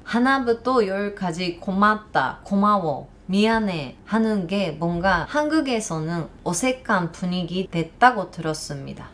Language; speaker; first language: Korean; non-native, learner; Japanese